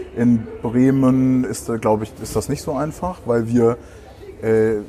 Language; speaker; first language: German; native; German